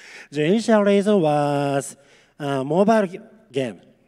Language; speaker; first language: English; non-native, learner; Japanese